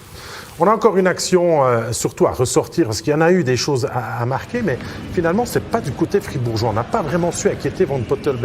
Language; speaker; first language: French; native; French